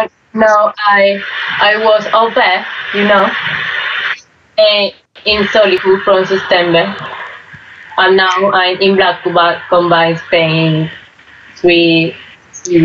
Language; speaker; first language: English; non-native, learner; Spanish